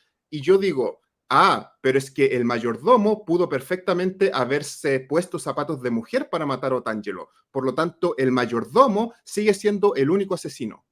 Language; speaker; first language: Spanish; native; Spanish